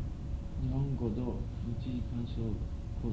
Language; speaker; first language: Japanese; non-native, learner; English